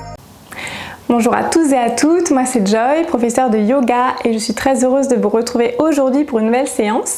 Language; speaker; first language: French; native; French